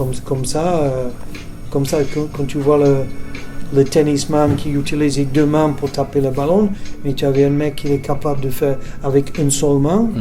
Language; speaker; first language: French; non-native, fluent; English